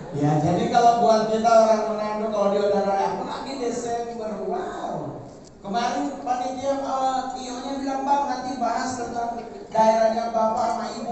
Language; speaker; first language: Indonesian; native; Indonesian